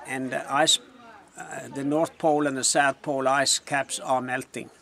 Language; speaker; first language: English; non-native, fluent; Norwegian